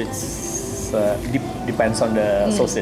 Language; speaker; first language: English; non-native, learner; Indonesian